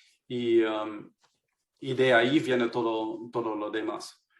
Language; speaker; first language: Spanish; non-native, fluent; German